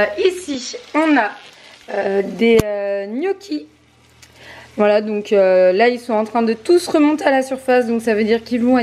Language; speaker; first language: French; native; French